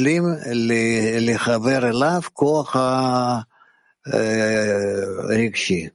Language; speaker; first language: Hebrew; non-native, fluent; Russian